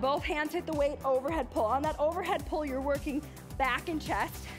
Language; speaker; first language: English; native; English